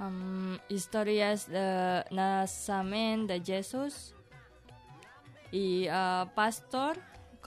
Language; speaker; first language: Catalan; non-native, learner; Indonesian